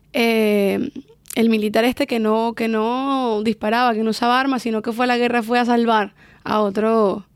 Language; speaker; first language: Spanish; native; Spanish